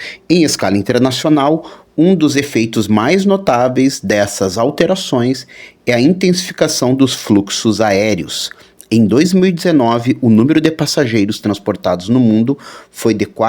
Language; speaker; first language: Portuguese; native; Portuguese